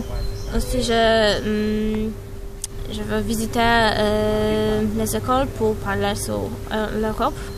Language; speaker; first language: French; non-native, learner; Polish